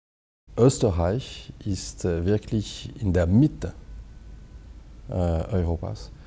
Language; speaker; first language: German; non-native, fluent; French